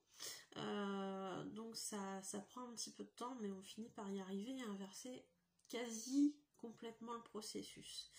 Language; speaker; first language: French; native; French